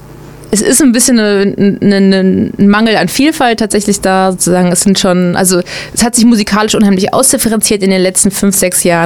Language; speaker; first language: German; native; German